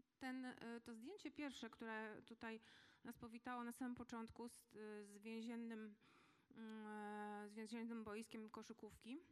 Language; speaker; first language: Polish; native; Polish